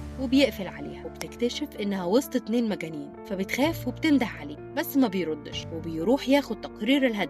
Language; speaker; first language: Arabic; native; Arabic